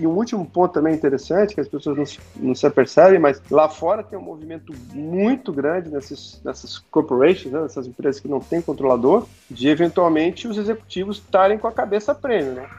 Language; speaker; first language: Portuguese; native; Portuguese